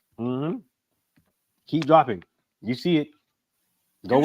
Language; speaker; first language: English; native; English